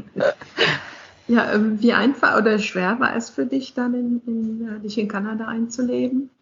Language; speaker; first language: German; non-native, fluent; English